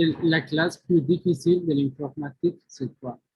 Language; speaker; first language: French; non-native, learner; Spanish